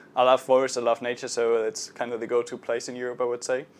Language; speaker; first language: English; non-native, fluent; German